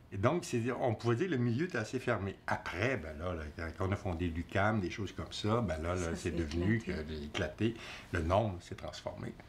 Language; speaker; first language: French; native; French